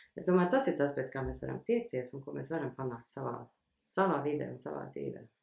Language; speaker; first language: Latvian; early bilingual, heritage; Latvian